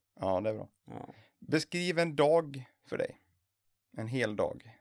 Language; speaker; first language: Swedish; native; Swedish